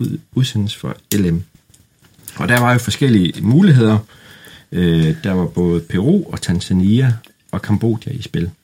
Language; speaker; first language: Danish; native; Danish